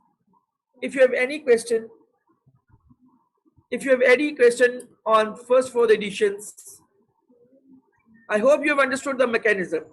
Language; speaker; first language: English; non-native, local second language; Urdu